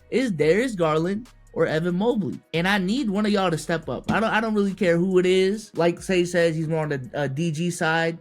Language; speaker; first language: English; native; English